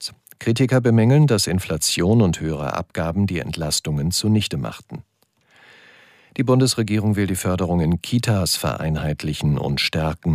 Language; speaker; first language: German; native; German